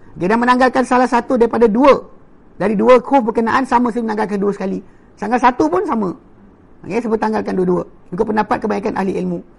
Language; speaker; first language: Malay; native; Malay